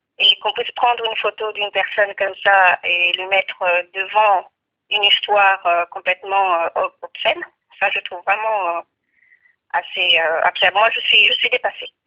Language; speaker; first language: French; non-native, local second language; Kongo